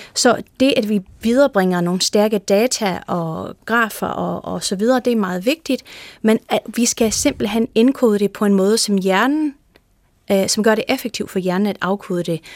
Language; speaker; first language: Danish; non-native, fluent; English